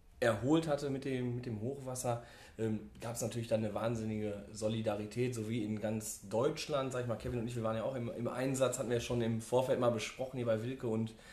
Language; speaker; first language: German; native; German